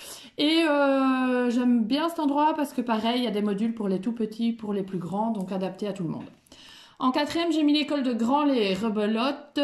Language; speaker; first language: French; native; French